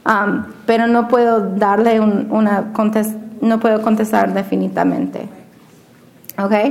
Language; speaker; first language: Spanish; non-native, fluent; English